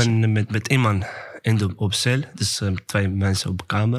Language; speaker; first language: Dutch; non-native, learner; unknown